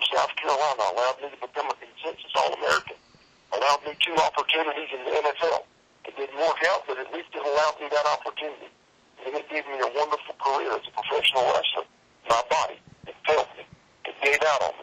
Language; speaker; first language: English; native; English